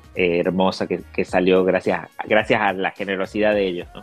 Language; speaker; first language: Spanish; native; Spanish